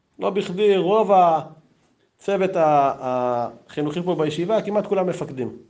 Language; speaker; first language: Hebrew; native; Hebrew